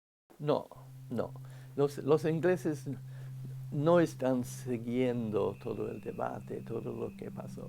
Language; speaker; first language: Spanish; non-native, fluent; English